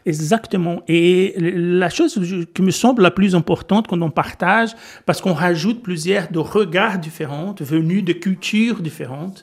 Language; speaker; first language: French; non-native, fluent; Portuguese